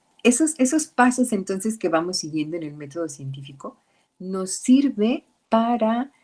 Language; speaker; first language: Spanish; native; Spanish